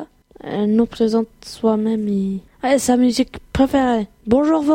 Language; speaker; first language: French; non-native, learner; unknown